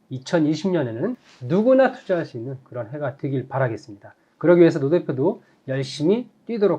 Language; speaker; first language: Korean; native; Korean